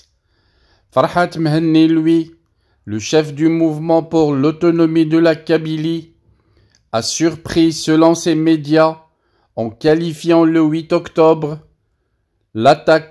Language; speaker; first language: French; non-native, local second language; Arabic